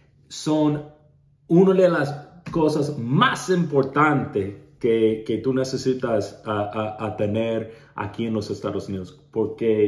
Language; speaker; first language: Spanish; non-native, learner; English